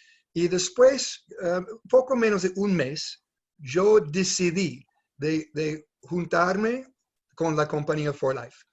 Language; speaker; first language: Spanish; non-native, fluent; English